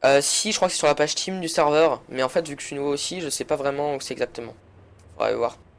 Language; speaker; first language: French; native; French